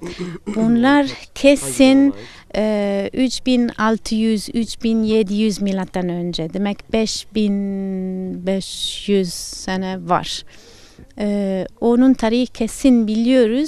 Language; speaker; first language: Turkish; non-native, fluent; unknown